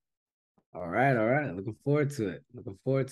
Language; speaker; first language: English; native; English